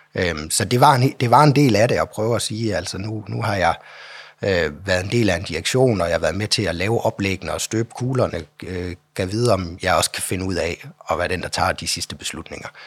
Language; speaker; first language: Danish; native; Danish